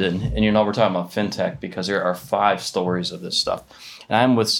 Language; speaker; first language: English; native; English